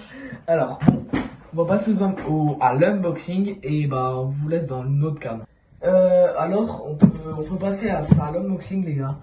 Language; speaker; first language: French; native; French